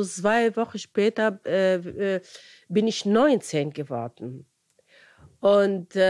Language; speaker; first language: German; non-native, fluent; Arabic